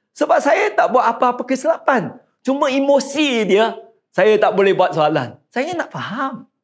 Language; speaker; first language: Malay; non-native, local second language; Chinese